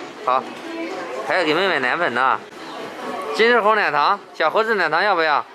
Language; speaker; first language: Chinese; native; Chinese